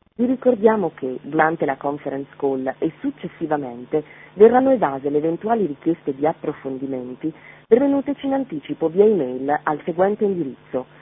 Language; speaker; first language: Italian; native; Italian